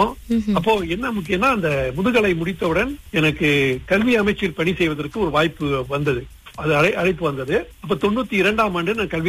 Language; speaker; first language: Tamil; early bilingual, heritage; Tamil